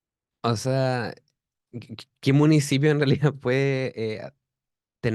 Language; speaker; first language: Spanish; native; Spanish